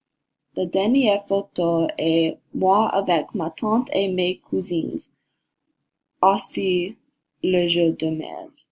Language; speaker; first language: French; non-native, learner; English